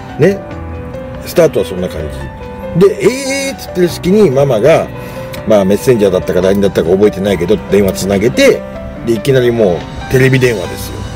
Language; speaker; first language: Japanese; native; Japanese